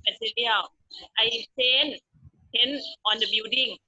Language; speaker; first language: English; non-native, learner; Thai